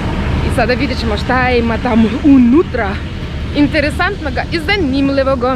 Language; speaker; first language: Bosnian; non-native, learner; Ukrainian